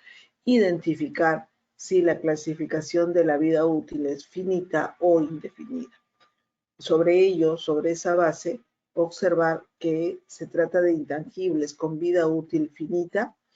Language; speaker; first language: Spanish; native; Spanish